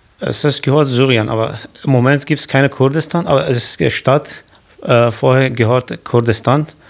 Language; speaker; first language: German; non-native, learner; Kurdish